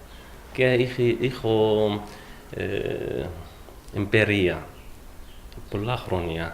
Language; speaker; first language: Greek; non-native, learner; Arabic